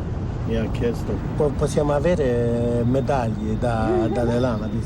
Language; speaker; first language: Italian; non-native, fluent; Tibetan